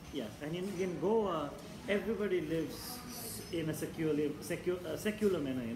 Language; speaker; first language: English; non-native, local second language; Konkani